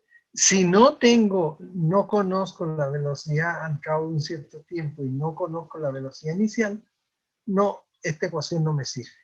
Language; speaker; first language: Spanish; native; Spanish